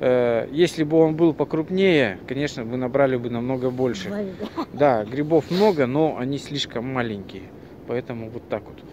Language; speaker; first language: Russian; native; Russian